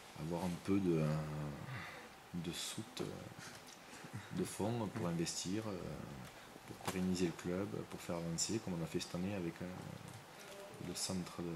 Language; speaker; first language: French; native; French